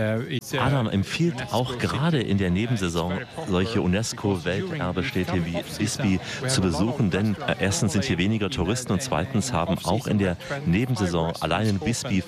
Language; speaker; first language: German; native; German